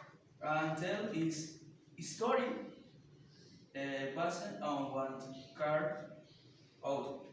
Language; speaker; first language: English; non-native, learner; Spanish